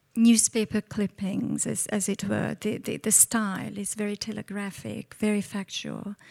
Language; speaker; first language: English; non-native, fluent; Hungarian